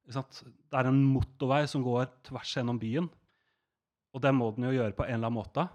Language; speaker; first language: Norwegian; native; Norwegian